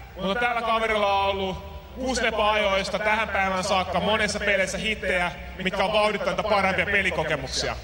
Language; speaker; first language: Finnish; native; Finnish